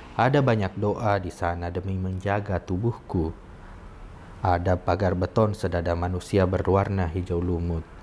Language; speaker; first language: Indonesian; non-native, local second language; Buginese